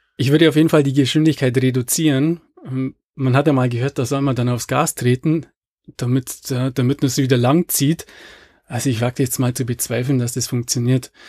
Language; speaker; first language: German; native; German